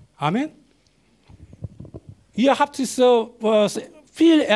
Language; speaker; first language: German; non-native, learner; Korean